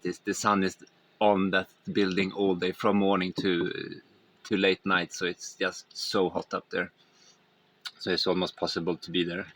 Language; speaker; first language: English; non-native, fluent; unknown